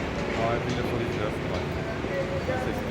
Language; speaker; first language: French; native; French